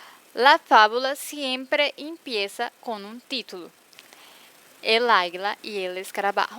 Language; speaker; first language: Spanish; non-native, fluent; Portuguese